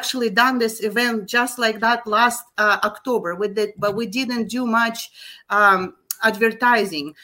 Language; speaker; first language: English; non-native, fluent; Russian